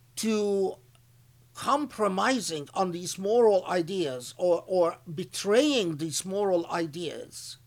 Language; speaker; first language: English; non-native, fluent; Arabic